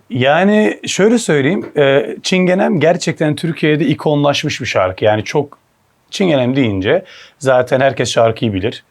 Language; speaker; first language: Turkish; early bilingual, heritage; Turkish